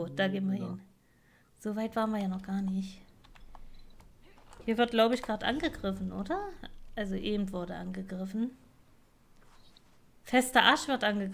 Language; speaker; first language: German; native; German